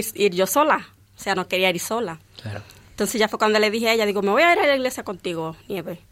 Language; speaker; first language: Spanish; native; Spanish